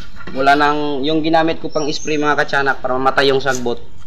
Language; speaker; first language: Filipino; non-native, local second language; Cebuano